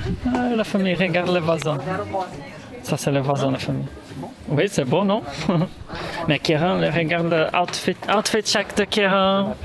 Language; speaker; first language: French; non-native, fluent; Portuguese